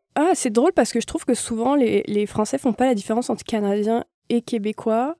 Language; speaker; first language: French; native; French